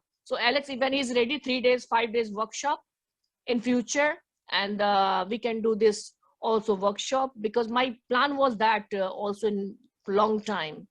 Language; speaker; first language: English; non-native, learner; Hindi